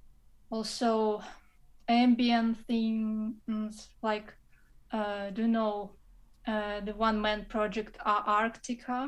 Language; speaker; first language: English; non-native, fluent; Russian